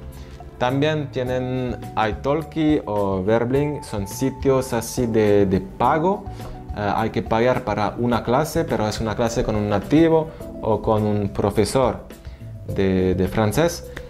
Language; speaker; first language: Spanish; non-native, fluent; French